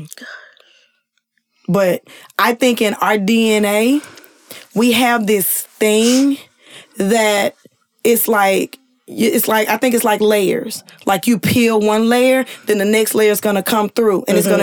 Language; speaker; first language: English; native; English